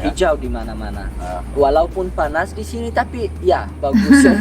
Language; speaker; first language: Indonesian; non-native, learner; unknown